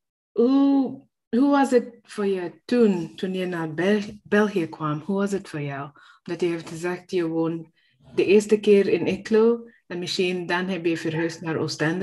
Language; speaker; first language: Dutch; non-native, learner; English